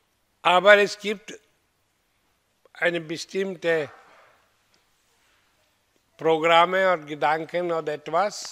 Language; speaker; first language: German; non-native, learner; Hindi